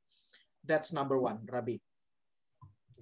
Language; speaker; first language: English; non-native, fluent; Indonesian